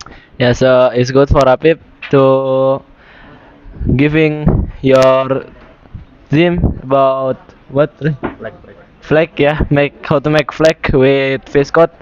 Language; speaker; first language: English; non-native, learner; Indonesian